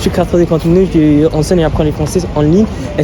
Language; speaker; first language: French; non-native, fluent; English